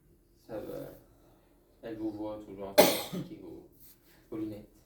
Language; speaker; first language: French; native; French